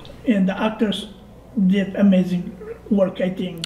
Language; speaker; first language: English; non-native, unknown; Bulgarian